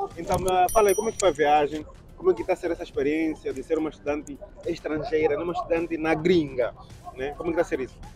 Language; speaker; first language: Portuguese; native; Portuguese